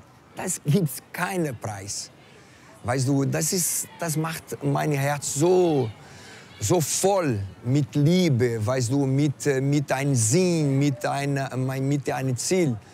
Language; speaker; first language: German; non-native, fluent; Portuguese